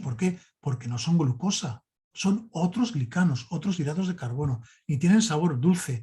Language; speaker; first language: Spanish; native; Spanish